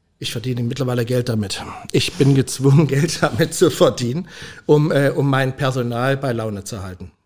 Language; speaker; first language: German; native; German